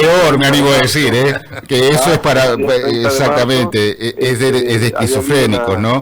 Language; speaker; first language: Spanish; native; Spanish